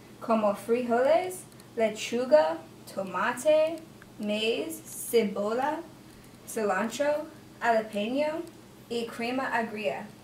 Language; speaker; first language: Spanish; non-native, learner; English